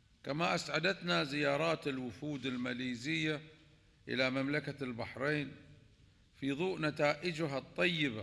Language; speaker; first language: Arabic; native; Arabic